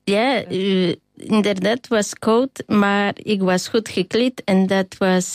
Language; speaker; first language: Dutch; non-native, fluent; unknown